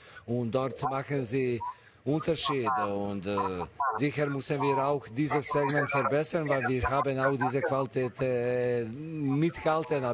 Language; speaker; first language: German; non-native, fluent; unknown